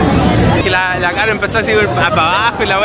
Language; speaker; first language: Spanish; native; Spanish